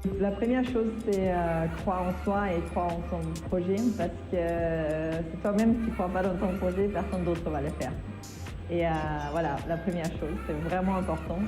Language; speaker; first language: French; non-native, fluent; German